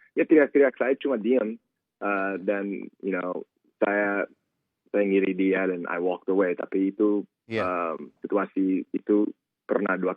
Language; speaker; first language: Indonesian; early bilingual, heritage; Indonesian